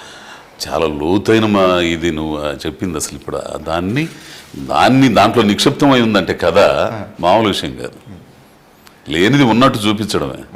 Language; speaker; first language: Telugu; native; Telugu